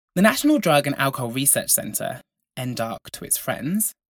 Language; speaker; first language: English; native; English